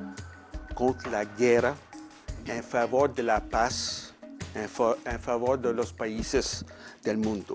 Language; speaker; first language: Spanish; non-native, fluent; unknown